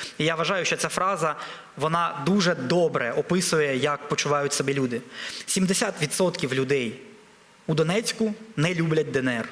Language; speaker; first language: Ukrainian; non-native, local second language; Russian